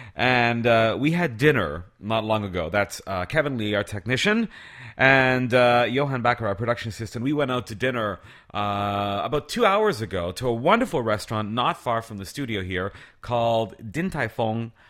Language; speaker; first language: English; native; English